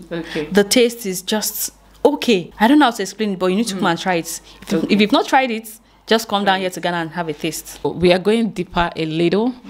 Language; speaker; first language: English; non-native, local second language; Igbo